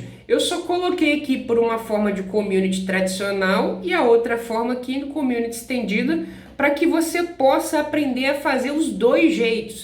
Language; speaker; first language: Portuguese; native; Portuguese